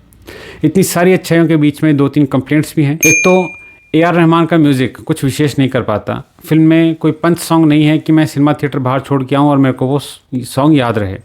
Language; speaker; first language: Hindi; native; Hindi